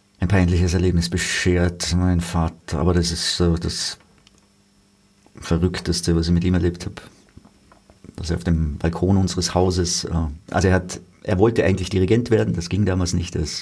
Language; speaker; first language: German; native; German